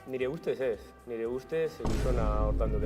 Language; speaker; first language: Basque; non-native, local second language; Spanish